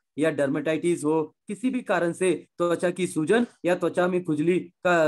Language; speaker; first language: Hindi; non-native, local second language; Marathi